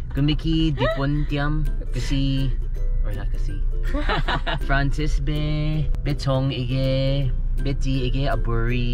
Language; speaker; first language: English; native; English